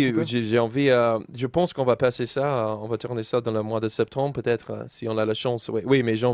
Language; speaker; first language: French; non-native, learner; English